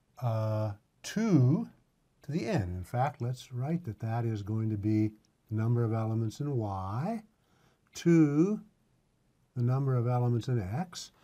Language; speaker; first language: English; native; English